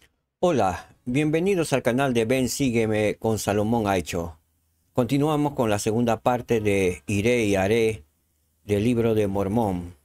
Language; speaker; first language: Spanish; native; Spanish